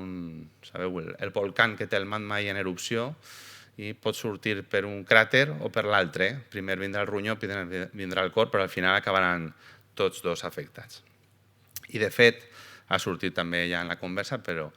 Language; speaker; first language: Catalan; native; Catalan